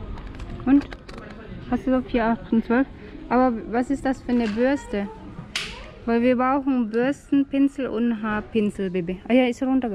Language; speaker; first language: German; non-native, learner; Filipino